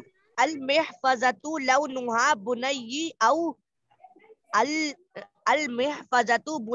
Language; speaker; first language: Arabic; non-native, learner; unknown